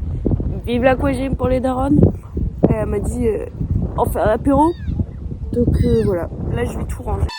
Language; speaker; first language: French; native; French